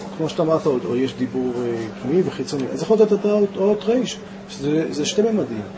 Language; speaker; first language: Hebrew; native; Hebrew